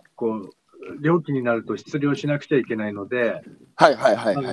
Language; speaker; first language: Japanese; native; Japanese